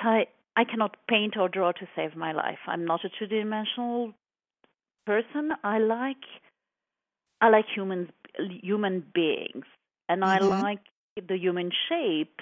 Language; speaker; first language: English; non-native, fluent; French